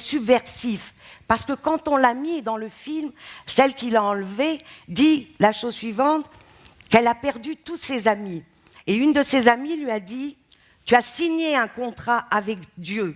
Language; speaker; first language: French; non-native, local second language; Arabic